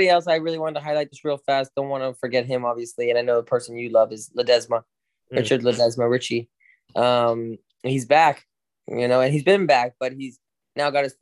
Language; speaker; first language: English; native; English